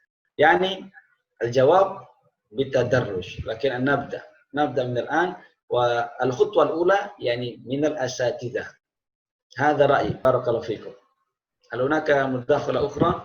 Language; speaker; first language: Arabic; non-native, fluent; Indonesian